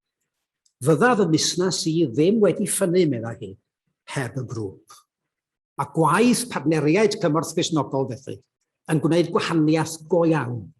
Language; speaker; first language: Welsh; native; Welsh